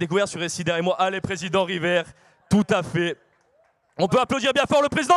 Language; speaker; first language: French; native; French